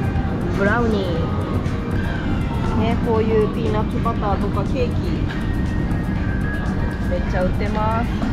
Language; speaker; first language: Japanese; native; Japanese